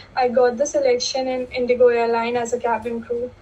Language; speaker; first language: English; non-native, local second language; Hindi